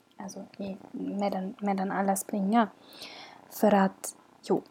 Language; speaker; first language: Swedish; non-native, learner; German